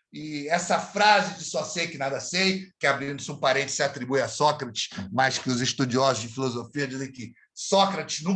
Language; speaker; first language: Portuguese; native; Portuguese